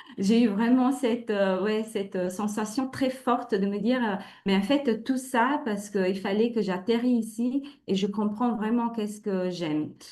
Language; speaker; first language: French; non-native, fluent; Italian